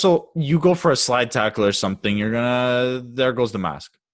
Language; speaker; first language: English; native; English